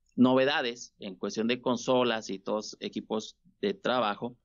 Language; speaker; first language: Spanish; native; Spanish